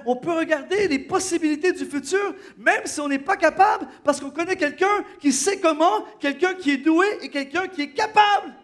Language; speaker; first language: French; native; French